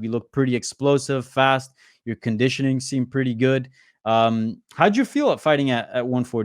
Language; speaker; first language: English; native; English